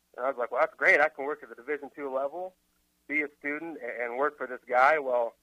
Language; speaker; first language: English; native; English